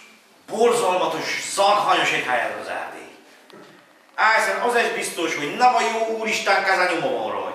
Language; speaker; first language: Hungarian; native; Hungarian